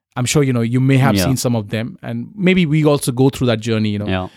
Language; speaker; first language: English; non-native, local second language; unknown